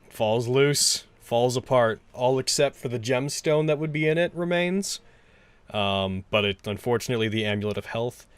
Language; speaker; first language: English; native; English